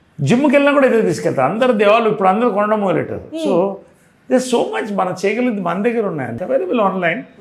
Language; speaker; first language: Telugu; native; Telugu